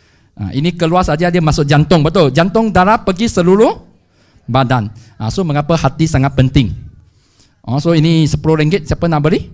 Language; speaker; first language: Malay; non-native, local second language; Chinese